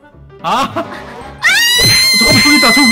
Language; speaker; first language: Korean; native; Korean